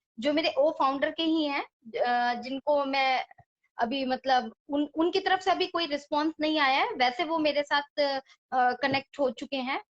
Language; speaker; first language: Hindi; native; Hindi